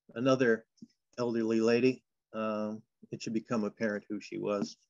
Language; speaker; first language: English; native; English